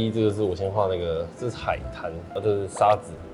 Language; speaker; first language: Chinese; native; Chinese